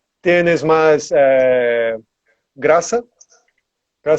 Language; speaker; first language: Spanish; non-native, learner; Portuguese